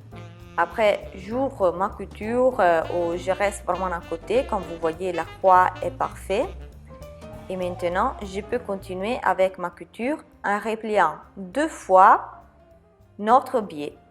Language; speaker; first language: French; non-native, fluent; Italian